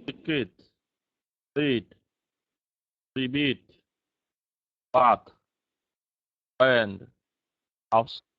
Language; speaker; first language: English; non-native, learner; Vietnamese